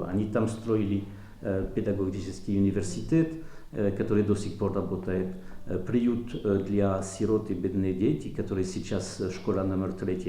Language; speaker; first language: Russian; non-native, learner; French